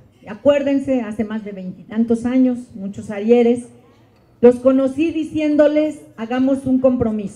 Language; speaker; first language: Spanish; native; Spanish